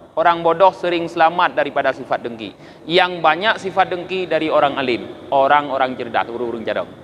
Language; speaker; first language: Malay; non-native, local second language; Achinese